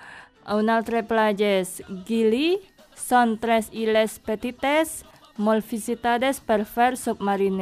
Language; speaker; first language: Catalan; non-native, learner; Indonesian